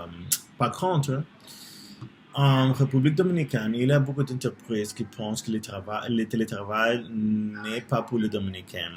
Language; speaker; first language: French; non-native, learner; Spanish